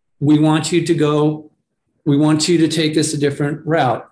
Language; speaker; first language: English; native; English